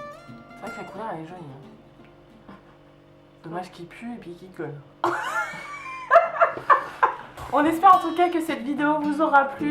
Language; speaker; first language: French; native; French